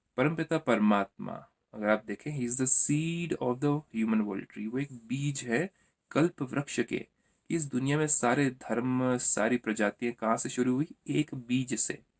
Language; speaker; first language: Hindi; native; Hindi